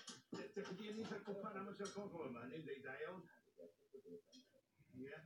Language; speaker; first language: Welsh; native; Welsh